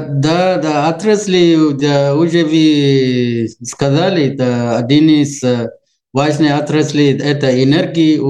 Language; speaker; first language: Russian; non-native, learner; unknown